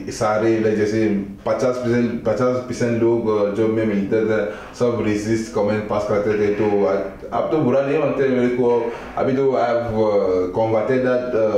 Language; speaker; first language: Hindi; non-native, fluent; Igbo